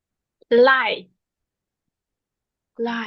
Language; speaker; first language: English; non-native, learner; Vietnamese